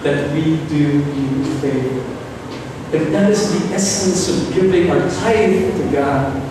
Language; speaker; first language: English; non-native, local second language; Filipino